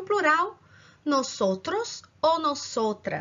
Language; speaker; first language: Spanish; non-native, fluent; Portuguese